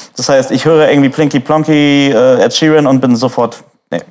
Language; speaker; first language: German; native; German